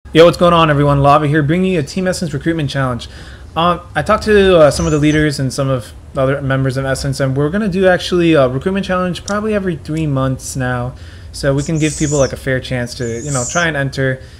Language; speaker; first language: English; native; English